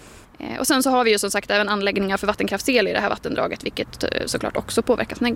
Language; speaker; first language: Swedish; native; Swedish